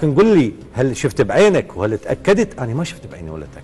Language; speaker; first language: Arabic; native; Arabic